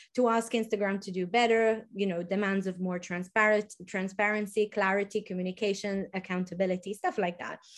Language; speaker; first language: English; non-native, fluent; Italian